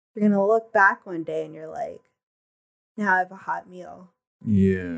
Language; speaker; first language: English; early bilingual, other home language; Filipino